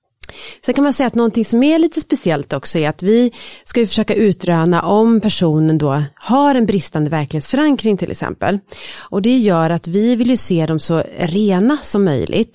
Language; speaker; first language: Swedish; native; Swedish